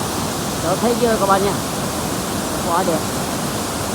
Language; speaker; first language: Vietnamese; non-native, local second language; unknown